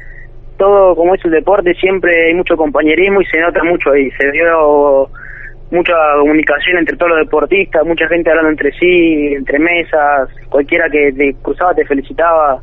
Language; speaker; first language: Spanish; native; Spanish